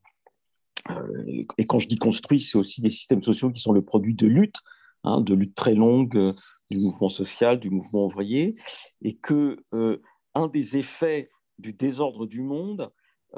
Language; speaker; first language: French; native; French